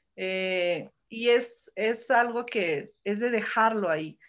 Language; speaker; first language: Spanish; early bilingual, heritage; Spanish